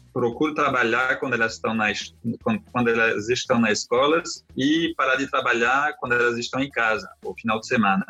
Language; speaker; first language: Portuguese; non-native, fluent; French